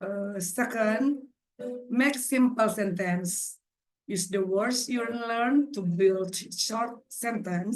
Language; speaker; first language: English; non-native, learner; Indonesian